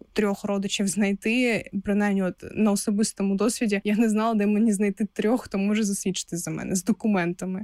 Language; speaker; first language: Ukrainian; non-native, local second language; Russian